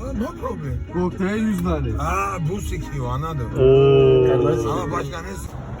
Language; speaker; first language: Turkish; non-native, learner; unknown